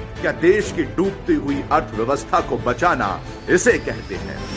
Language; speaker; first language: Hindi; native; Hindi